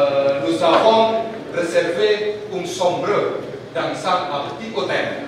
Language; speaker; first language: French; non-native, learner; Indonesian